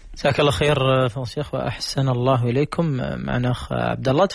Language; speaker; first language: Arabic; native; Arabic